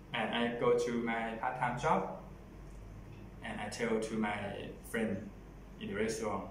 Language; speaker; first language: English; non-native, learner; Thai